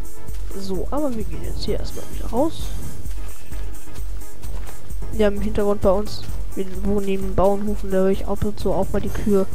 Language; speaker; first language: German; native; German